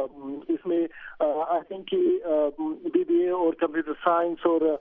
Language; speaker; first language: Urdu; non-native, learner; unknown